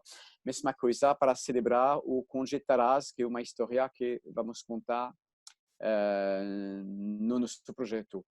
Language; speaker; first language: Portuguese; non-native, fluent; French